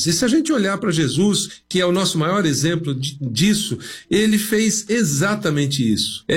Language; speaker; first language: Portuguese; native; Portuguese